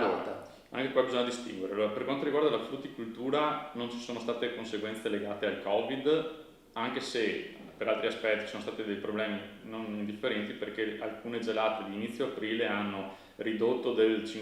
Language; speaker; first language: Italian; native; Italian